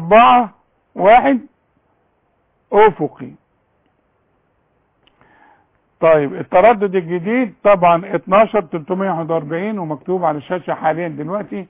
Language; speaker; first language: Arabic; native; Arabic